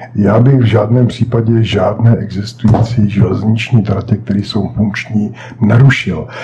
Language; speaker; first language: Czech; native; Czech